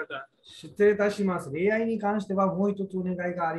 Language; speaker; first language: Japanese; non-native, fluent; Hindi